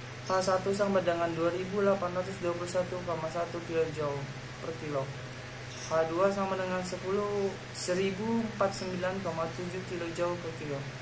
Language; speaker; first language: Indonesian; native; Indonesian